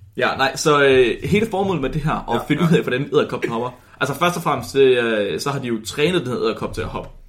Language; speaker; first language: Danish; native; Danish